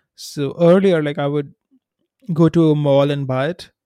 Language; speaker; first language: English; non-native, local second language; Hindi